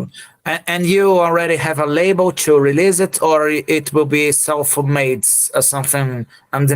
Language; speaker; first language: English; non-native, fluent; Portuguese